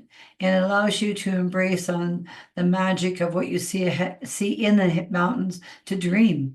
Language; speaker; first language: English; native; English